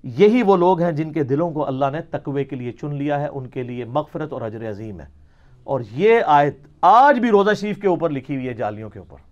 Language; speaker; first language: Urdu; non-native, local second language; Punjabi